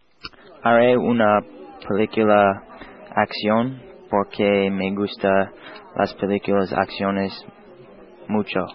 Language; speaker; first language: Spanish; non-native, learner; English